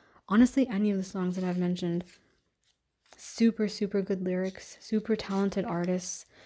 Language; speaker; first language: English; native; English